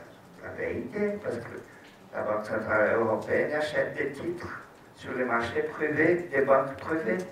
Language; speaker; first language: French; non-native, fluent; Portuguese